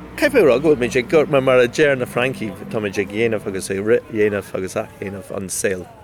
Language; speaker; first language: Irish; native; Irish